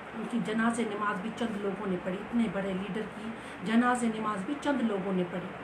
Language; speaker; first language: Urdu; non-native, local second language; Sindhi